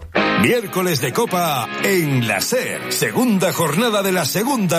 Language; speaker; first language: Spanish; native; Spanish